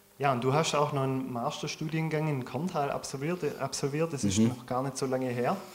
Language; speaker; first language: German; native; German